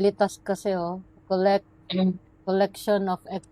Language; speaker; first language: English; non-native, local second language; Filipino